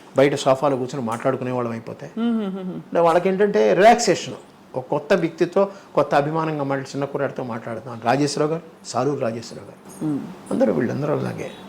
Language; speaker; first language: Telugu; native; Telugu